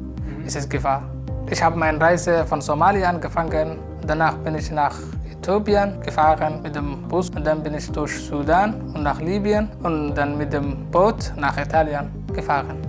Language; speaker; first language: German; non-native, learner; Somali